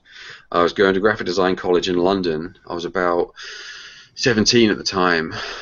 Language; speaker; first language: English; native; English